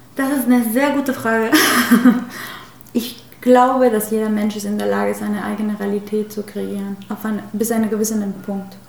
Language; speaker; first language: German; non-native, fluent; Spanish